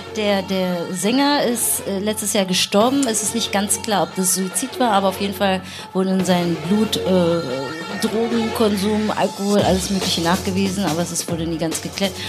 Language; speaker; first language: German; early bilingual, other home language; Persian